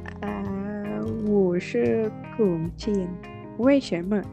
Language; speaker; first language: Chinese; non-native, learner; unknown